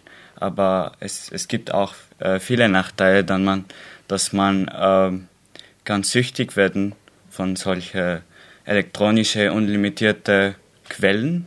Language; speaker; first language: German; non-native, learner; Arabic